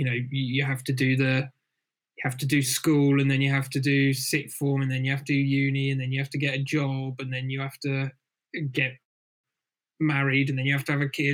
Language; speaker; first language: English; native; English